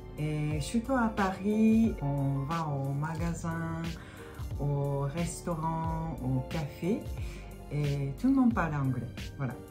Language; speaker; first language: French; non-native, fluent; Japanese